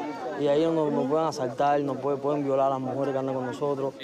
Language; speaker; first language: Spanish; native; Spanish